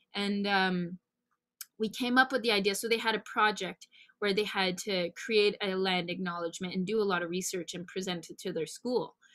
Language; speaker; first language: English; native; English